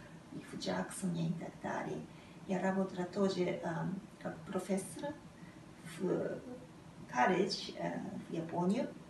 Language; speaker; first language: Russian; non-native, fluent; Japanese